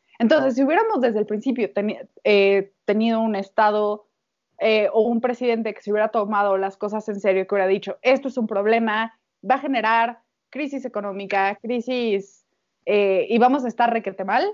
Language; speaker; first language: Spanish; native; Spanish